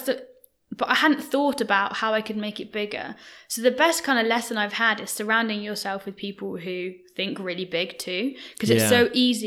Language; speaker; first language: English; native; English